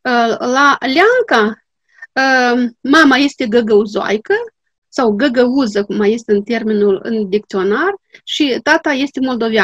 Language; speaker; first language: Romanian; non-native, local second language; Gagauz